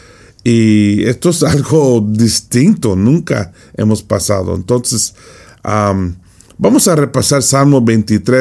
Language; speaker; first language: Spanish; non-native, fluent; English